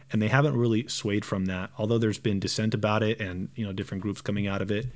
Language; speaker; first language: English; early bilingual, other home language; Romanian